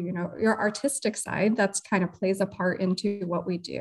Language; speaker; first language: English; native; English